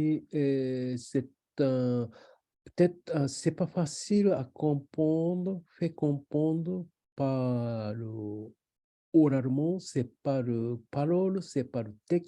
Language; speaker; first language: French; non-native, learner; Japanese